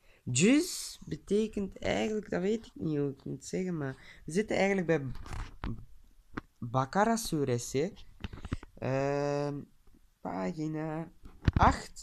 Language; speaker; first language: Dutch; early bilingual, other home language; Turkish